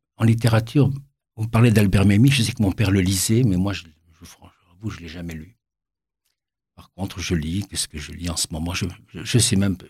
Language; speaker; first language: French; native; French